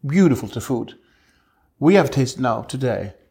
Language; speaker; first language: English; non-native, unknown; Norwegian